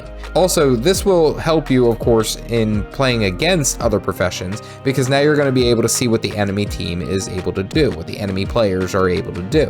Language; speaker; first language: English; native; English